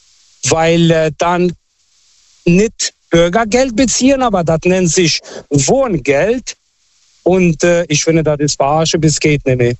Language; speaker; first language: German; non-native, fluent; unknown